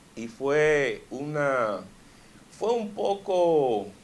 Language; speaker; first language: Spanish; early bilingual, heritage; Spanish